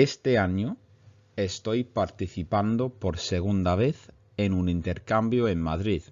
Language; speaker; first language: Spanish; non-native, fluent; English